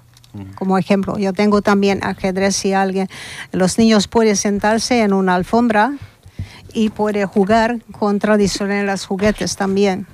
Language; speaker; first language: Spanish; non-native, learner; Hungarian